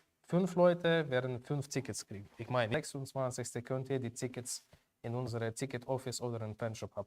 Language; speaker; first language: German; non-native, learner; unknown